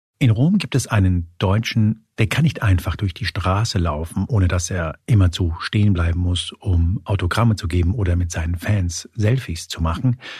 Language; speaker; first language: German; early bilingual, other home language; Spanish